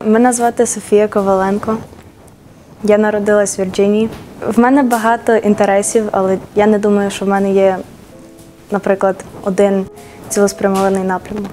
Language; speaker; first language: Ukrainian; early bilingual, heritage; Ukrainian